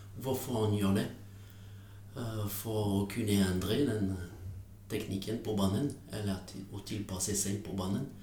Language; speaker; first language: Norwegian; non-native, fluent; French